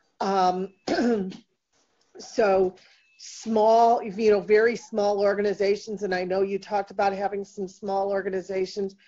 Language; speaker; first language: English; native; English